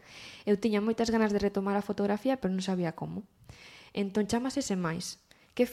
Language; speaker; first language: Galician; native; Galician